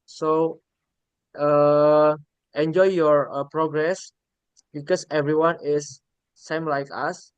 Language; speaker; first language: English; non-native, learner; Indonesian